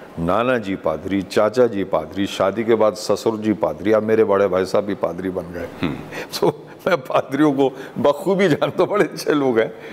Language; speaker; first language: Hindi; non-native, local second language; English